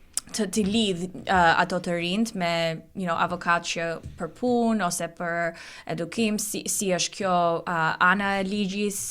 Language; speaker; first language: Albanian; early bilingual, heritage; Albanian